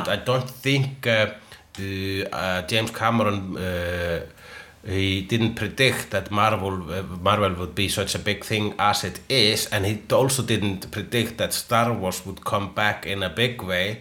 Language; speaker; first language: English; non-native, fluent; Icelandic